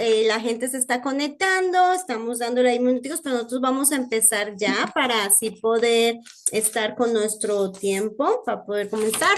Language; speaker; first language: Spanish; native; Spanish